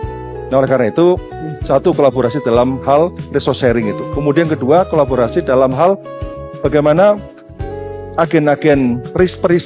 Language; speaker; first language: Indonesian; native; Indonesian